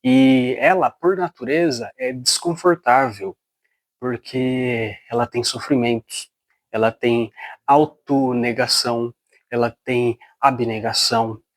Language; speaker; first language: Portuguese; native; Portuguese